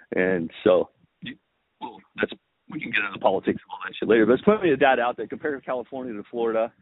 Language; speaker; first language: English; early bilingual, other home language; Romanian